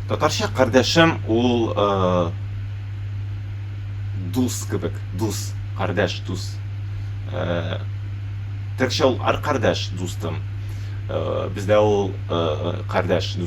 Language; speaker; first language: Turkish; non-native, learner; Tatar